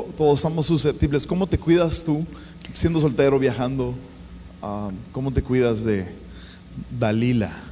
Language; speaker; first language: Spanish; native; Spanish